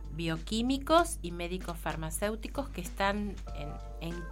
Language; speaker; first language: Spanish; native; Spanish